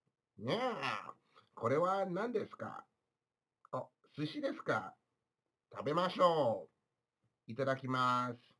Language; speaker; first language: Japanese; non-native, learner; English